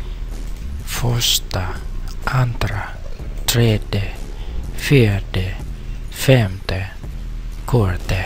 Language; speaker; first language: Swedish; non-native, learner; Vietnamese